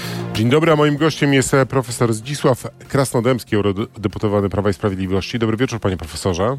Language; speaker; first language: Polish; native; Polish